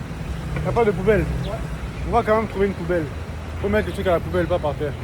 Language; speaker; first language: French; native; French